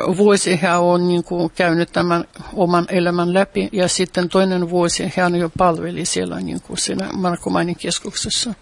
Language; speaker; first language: Finnish; non-native, fluent; Russian